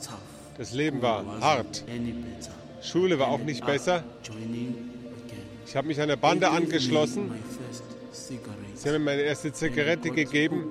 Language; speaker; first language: German; early bilingual, heritage; German